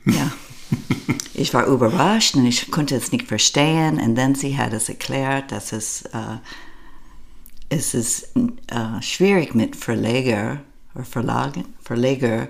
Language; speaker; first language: German; non-native, learner; English